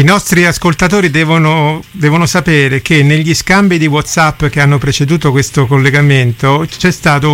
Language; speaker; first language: Italian; native; Italian